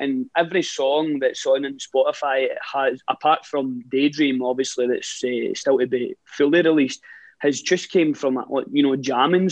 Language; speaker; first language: English; native; English